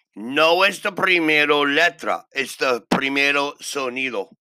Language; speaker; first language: Spanish; non-native, learner; English